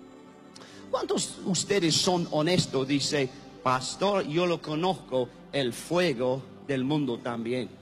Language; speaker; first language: Spanish; non-native, learner; English